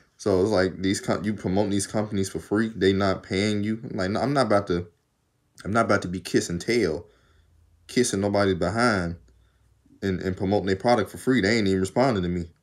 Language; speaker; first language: English; native; English